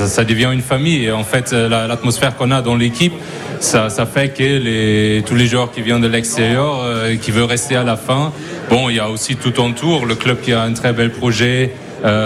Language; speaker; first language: French; non-native, fluent; German